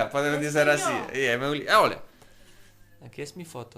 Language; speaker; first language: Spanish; non-native, learner; Polish